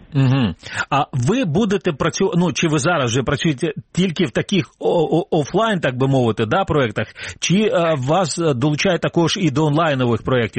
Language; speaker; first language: Ukrainian; native; Ukrainian